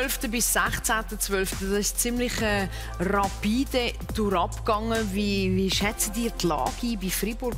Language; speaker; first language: German; native; German